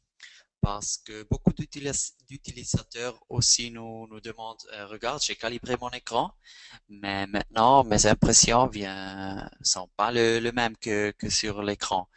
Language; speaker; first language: French; non-native, fluent; Spanish